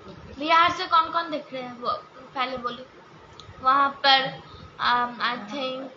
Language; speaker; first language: Hindi; non-native, local second language; Bangla